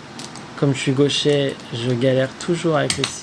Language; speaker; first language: French; native; French